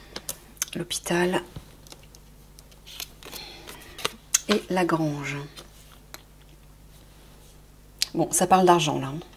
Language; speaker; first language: French; native; French